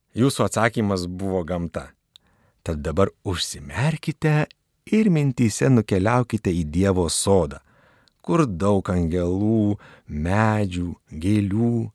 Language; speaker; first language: Lithuanian; native; Lithuanian